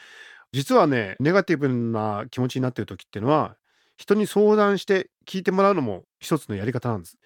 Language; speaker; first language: Japanese; native; Japanese